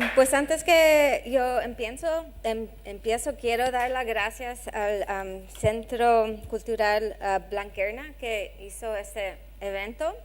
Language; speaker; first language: Spanish; non-native, learner; English